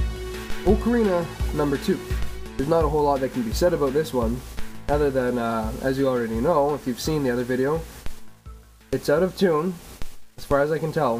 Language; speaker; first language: English; native; English